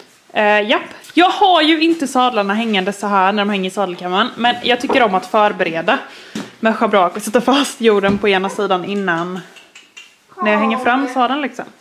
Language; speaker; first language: Swedish; native; Swedish